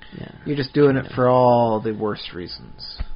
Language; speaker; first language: English; native; English